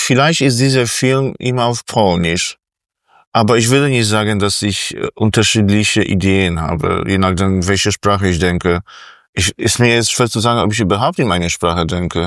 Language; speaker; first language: German; non-native, fluent; Polish